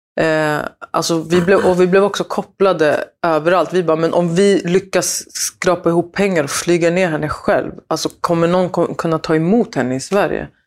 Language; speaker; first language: Swedish; early bilingual, other home language; Spanish